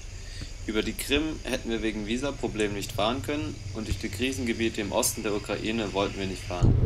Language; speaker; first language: German; native; German